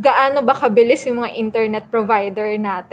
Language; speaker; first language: Filipino; native; Filipino